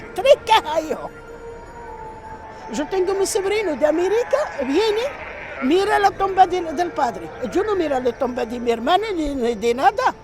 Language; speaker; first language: Spanish; non-native, learner; Arabic